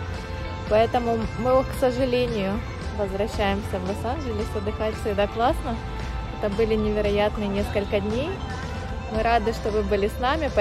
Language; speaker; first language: Russian; native; Russian